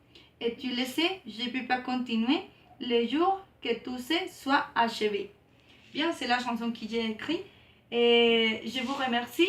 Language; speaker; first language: French; non-native, learner; Spanish